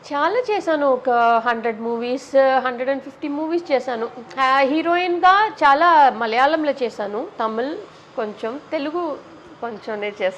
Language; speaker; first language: Telugu; non-native, local second language; Tamil